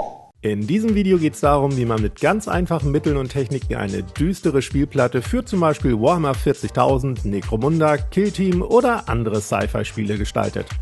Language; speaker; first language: German; native; German